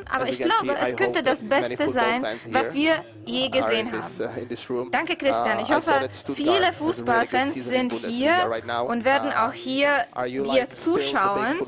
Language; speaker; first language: German; non-native, fluent; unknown